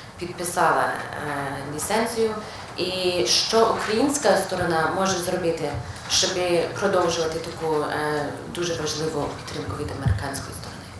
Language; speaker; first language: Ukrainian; early bilingual, heritage; Ukrainian